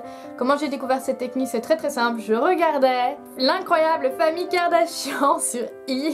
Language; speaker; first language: French; native; French